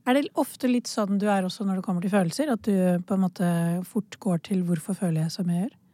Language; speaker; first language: Norwegian; early bilingual, other home language; Urdu